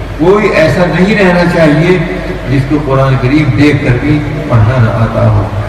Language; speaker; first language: Urdu; native; Urdu